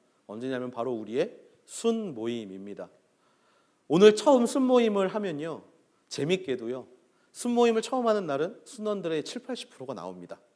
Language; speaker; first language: Korean; native; Korean